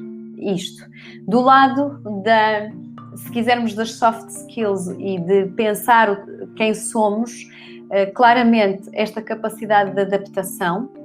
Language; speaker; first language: Portuguese; native; Portuguese